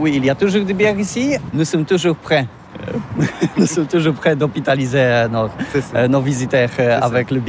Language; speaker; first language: French; non-native, learner; Polish